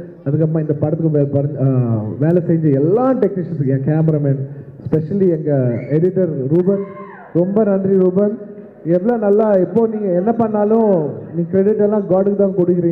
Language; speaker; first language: Tamil; non-native, local second language; Telugu